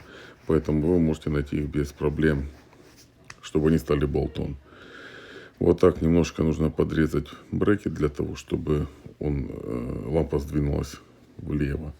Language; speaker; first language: Russian; native; Russian